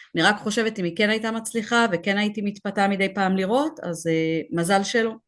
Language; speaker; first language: Hebrew; native; Hebrew